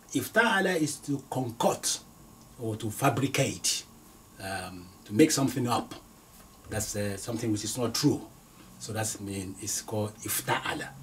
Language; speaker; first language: English; non-native, local second language; Yoruba